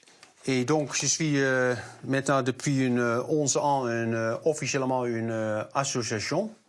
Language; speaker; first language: French; non-native, learner; Dutch